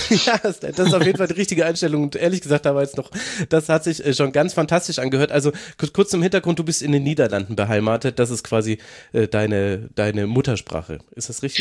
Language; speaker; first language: German; native; German